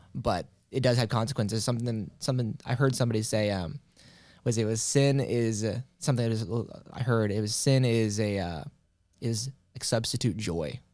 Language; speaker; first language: English; native; English